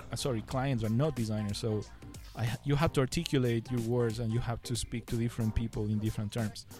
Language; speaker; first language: English; non-native, fluent; Spanish